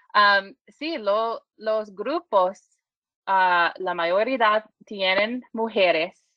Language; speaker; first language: Spanish; non-native, learner; English